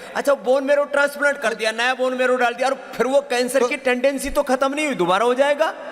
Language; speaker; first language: Hindi; native; Hindi